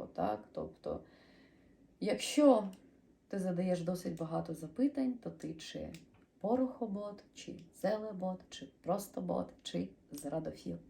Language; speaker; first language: Ukrainian; native; Ukrainian